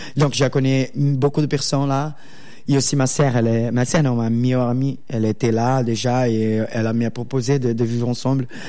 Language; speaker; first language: French; non-native, learner; Portuguese